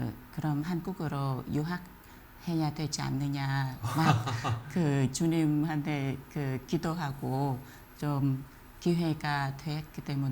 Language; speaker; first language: Korean; non-native, fluent; Vietnamese